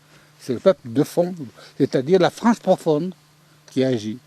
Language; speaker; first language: French; native; French